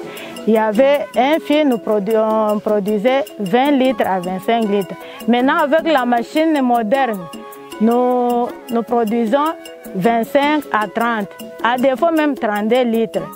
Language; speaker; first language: French; non-native, local second language; Luba-Lulua